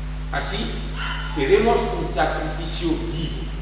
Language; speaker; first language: Spanish; non-native, fluent; French